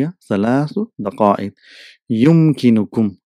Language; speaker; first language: Arabic; non-native, fluent; English